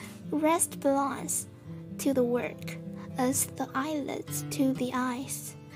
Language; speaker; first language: English; early bilingual, other home language; Chinese